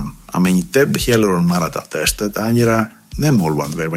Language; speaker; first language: Hungarian; non-native, fluent; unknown